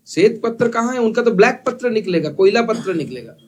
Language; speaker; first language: Hindi; non-native, local second language; Bangla